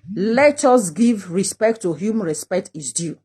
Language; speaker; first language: English; non-native, local second language; Yoruba